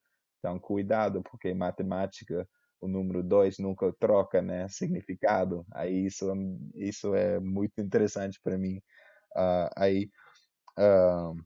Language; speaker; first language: Portuguese; non-native, fluent; English